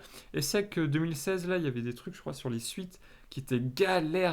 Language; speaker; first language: French; native; French